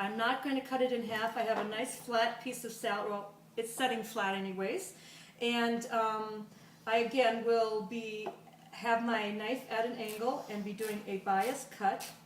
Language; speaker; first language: English; native; English